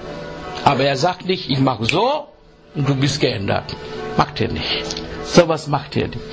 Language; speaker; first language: German; non-native, learner; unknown